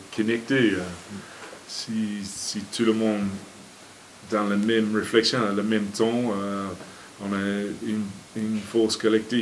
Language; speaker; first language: French; non-native, fluent; English